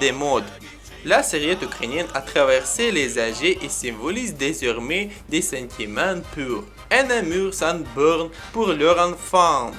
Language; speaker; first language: French; non-native, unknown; Ukrainian